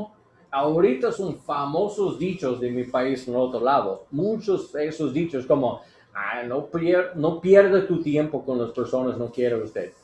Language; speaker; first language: Spanish; non-native, learner; English